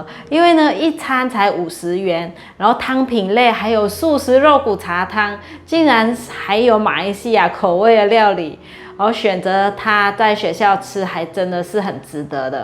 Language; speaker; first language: Chinese; native; Chinese